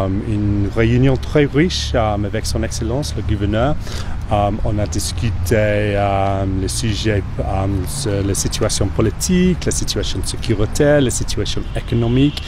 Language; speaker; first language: French; non-native, fluent; English